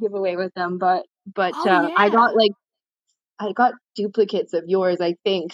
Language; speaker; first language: English; native; English